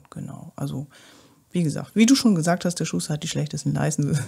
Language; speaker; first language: German; native; German